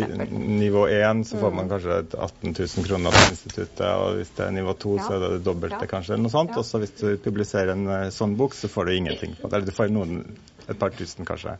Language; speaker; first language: Norwegian; native; Norwegian